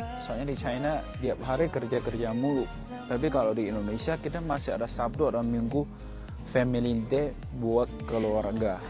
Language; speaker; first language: Indonesian; non-native, fluent; Chinese